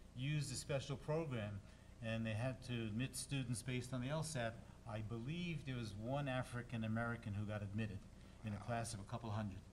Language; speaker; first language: English; native; English